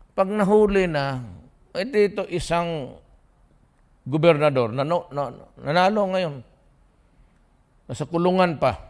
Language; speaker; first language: Filipino; non-native, local second language; Cebuano